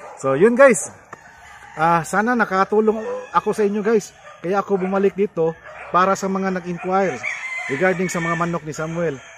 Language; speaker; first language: Filipino; non-native, local second language; Cebuano